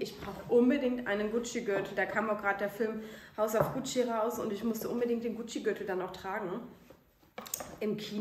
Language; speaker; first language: German; native; German